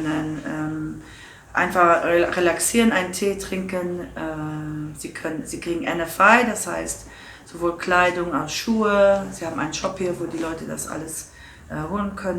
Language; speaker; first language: German; non-native, local second language; Luxembourgish